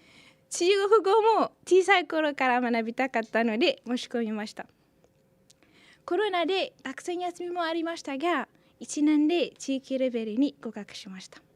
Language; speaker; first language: Japanese; non-native, fluent; Hausa